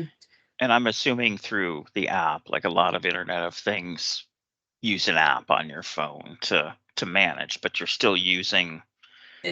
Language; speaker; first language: English; native; English